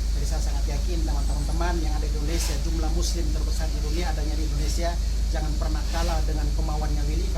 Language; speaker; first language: Indonesian; native; Indonesian